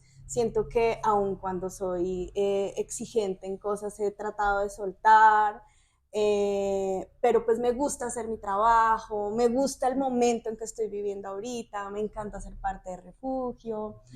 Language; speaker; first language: Spanish; native; Spanish